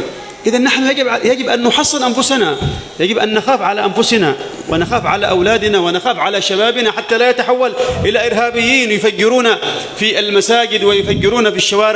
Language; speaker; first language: Arabic; native; Arabic